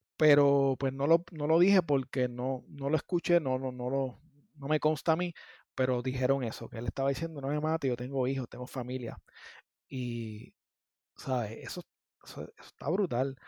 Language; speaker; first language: Spanish; native; Spanish